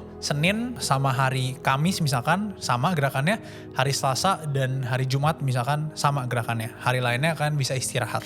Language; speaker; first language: Indonesian; native; Indonesian